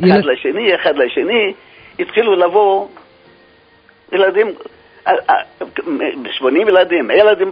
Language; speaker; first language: Hebrew; non-native, fluent; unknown